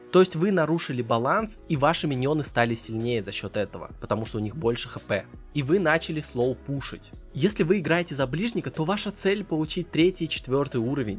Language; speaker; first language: Russian; native; Russian